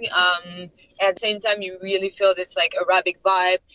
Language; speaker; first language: English; non-native, fluent; French